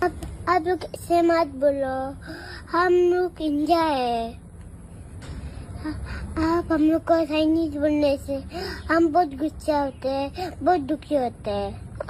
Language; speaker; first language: Hindi; non-native, local second language; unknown